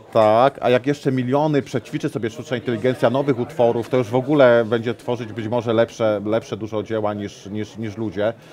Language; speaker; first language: Polish; native; Polish